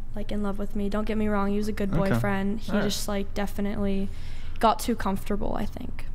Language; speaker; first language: English; native; English